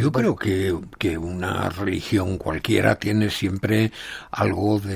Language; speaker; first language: Spanish; native; Spanish